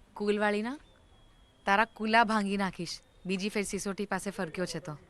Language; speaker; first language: Gujarati; native; Gujarati